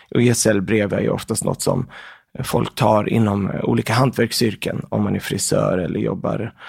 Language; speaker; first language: Swedish; early bilingual, other home language; Arabic